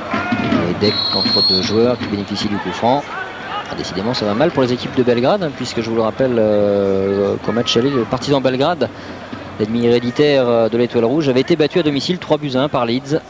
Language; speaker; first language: French; native; French